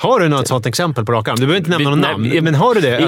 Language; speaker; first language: Swedish; native; Swedish